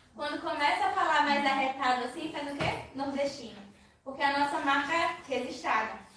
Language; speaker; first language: Portuguese; native; Portuguese